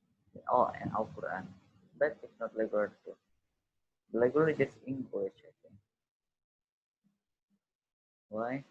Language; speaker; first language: English; non-native, learner; Indonesian